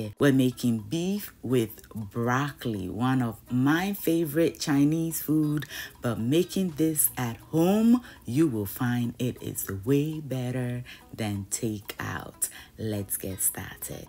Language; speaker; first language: English; non-native, local second language; Ga